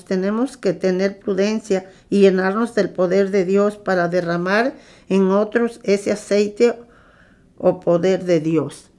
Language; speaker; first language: Spanish; native; Spanish